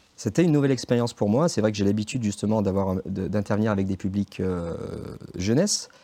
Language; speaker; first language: French; native; French